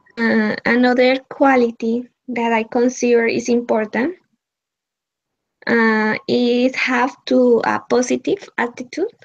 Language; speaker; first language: English; non-native, learner; Spanish